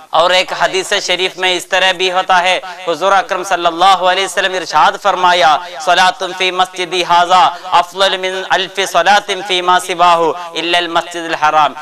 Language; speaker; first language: Urdu; non-native, local second language; Malayalam